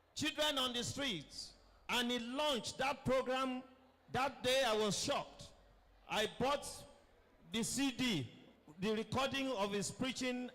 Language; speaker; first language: English; non-native, local second language; Yoruba